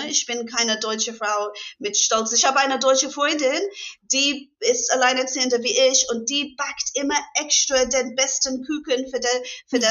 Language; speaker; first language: German; non-native, fluent; English